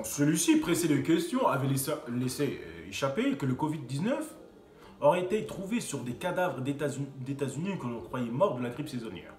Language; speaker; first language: French; native; French